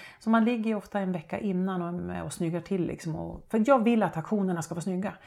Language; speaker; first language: Swedish; native; Swedish